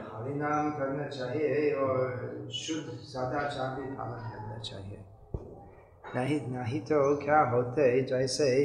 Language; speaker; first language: Hindi; non-native, fluent; English